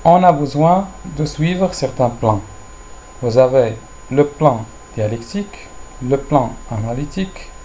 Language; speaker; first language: French; non-native, local second language; Arabic